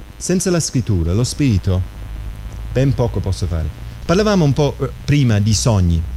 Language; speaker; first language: Italian; non-native, fluent; English